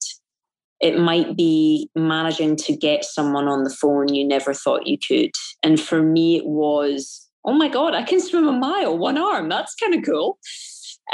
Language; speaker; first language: English; native; English